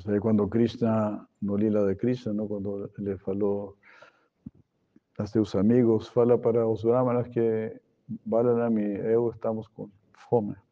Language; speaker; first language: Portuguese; non-native, fluent; Spanish